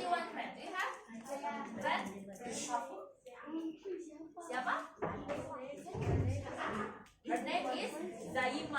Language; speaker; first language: English; non-native, learner; Indonesian